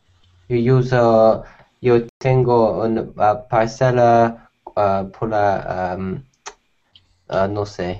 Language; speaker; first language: Spanish; non-native, learner; English